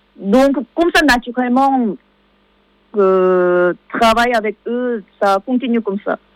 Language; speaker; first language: French; non-native, learner; Korean